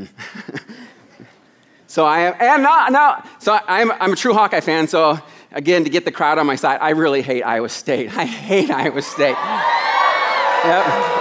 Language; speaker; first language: English; native; English